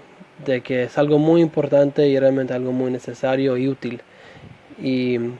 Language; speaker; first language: Spanish; non-native, fluent; English